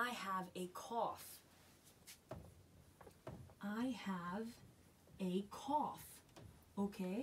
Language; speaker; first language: English; non-native, learner; Haitian Creole